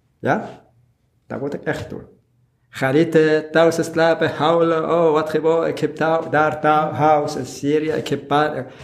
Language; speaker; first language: Dutch; non-native, learner; Arabic